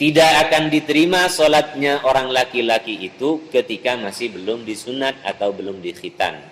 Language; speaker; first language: Indonesian; native; Indonesian